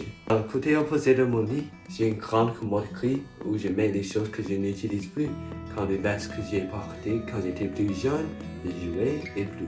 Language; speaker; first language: French; non-native, learner; English